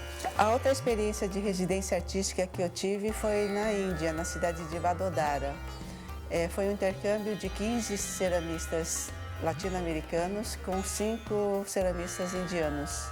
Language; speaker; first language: Portuguese; early bilingual, other home language; Cantonese